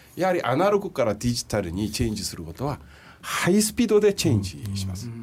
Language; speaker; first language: Japanese; non-native, fluent; Korean